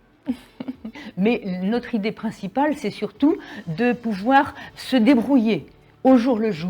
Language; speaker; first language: French; native; French